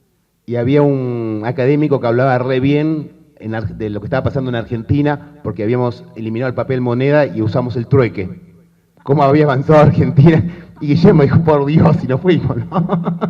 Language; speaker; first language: Spanish; native; Spanish